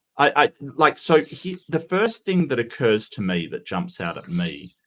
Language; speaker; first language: English; native; English